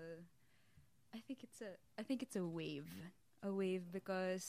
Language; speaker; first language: English; non-native, local second language; Filipino